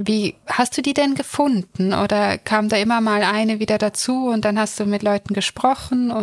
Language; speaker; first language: German; native; German